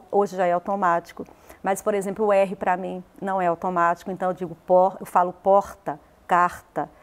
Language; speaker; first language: Portuguese; native; Portuguese